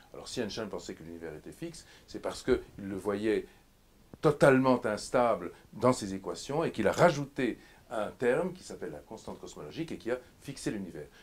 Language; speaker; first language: French; native; French